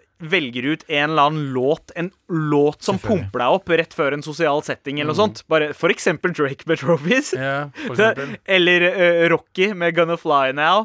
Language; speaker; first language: Norwegian; early bilingual, other home language; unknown